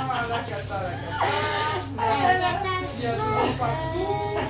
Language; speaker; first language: French; non-native, fluent; Portuguese